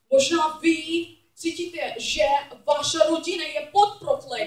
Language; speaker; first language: Czech; non-native, learner; English